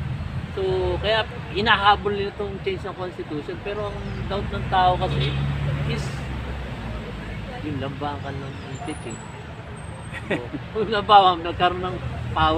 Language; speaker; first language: Filipino; native; Filipino